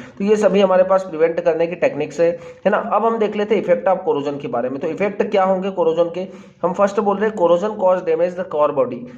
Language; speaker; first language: Hindi; native; Hindi